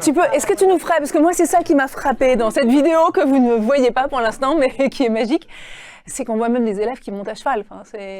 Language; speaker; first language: French; native; French